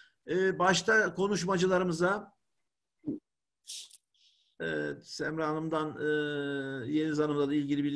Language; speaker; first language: Turkish; native; Turkish